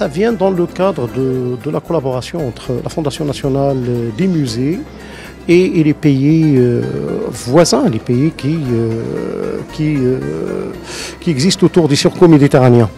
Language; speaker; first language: French; non-native, local second language; Arabic